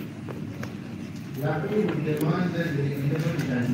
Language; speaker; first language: French; non-native, local second language; Lingala